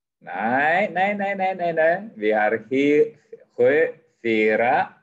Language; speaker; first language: Swedish; non-native, fluent; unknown